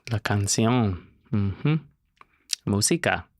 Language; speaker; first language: Spanish; non-native, learner; English